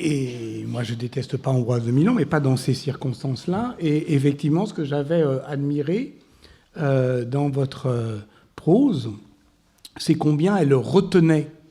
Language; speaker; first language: French; native; French